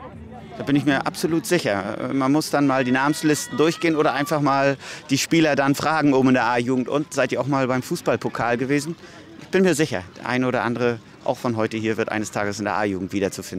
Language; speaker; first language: German; native; German